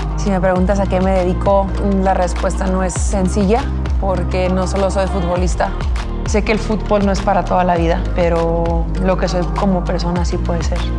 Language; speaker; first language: Spanish; early bilingual, heritage; Spanish